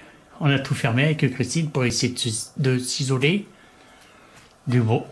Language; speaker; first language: French; native; French